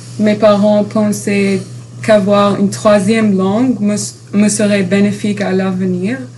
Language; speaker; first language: French; non-native, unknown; Arabic